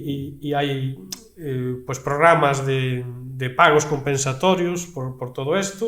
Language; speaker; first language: Spanish; native; Spanish